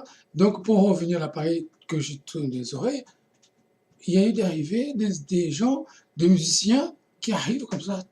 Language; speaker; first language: French; non-native, fluent; Portuguese